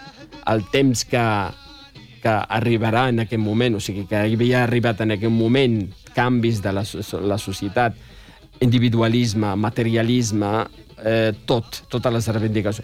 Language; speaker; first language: Catalan; non-native, fluent; Riffian